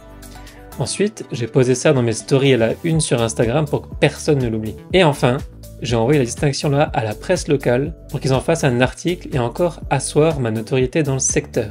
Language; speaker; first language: French; native; French